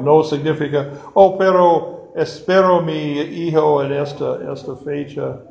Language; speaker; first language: Spanish; non-native, fluent; English